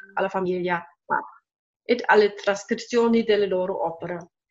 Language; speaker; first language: Italian; non-native, fluent; German